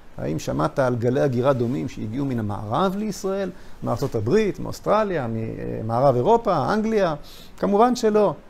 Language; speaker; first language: Hebrew; native; Hebrew